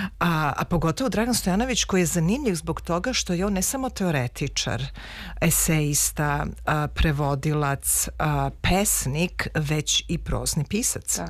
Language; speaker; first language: Serbian; native; Serbian